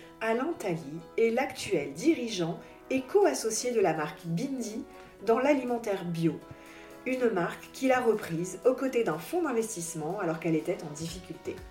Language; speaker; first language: French; native; French